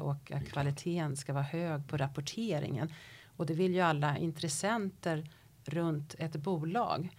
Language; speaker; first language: Swedish; native; Swedish